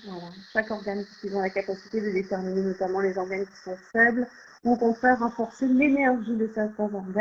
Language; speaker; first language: French; native; French